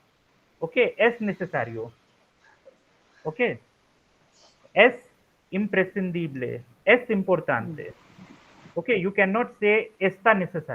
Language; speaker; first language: Spanish; non-native, fluent; Hindi